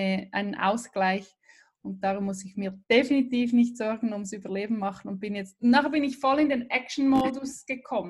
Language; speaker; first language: German; native; German